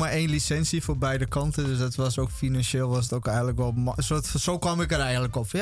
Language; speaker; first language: Dutch; native; Dutch